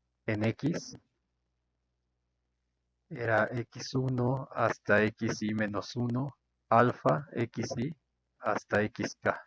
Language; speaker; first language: Spanish; native; Spanish